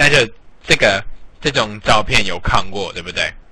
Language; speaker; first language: Chinese; non-native, fluent; English